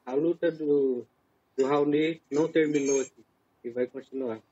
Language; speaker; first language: Portuguese; non-native, local second language; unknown